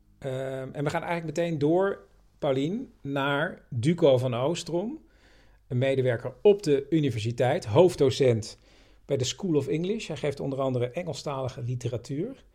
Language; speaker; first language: Dutch; native; Dutch